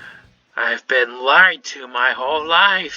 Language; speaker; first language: English; native; English